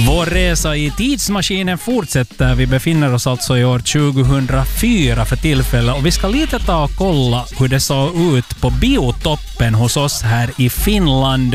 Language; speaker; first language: Swedish; native; Swedish